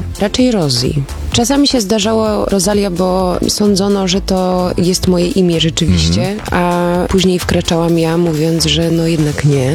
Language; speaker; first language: Polish; early bilingual, other home language; German